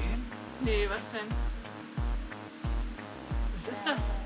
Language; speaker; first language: German; native; German